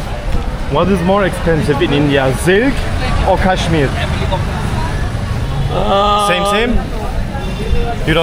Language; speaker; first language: English; non-native, learner; Turkish